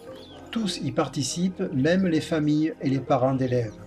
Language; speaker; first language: French; native; French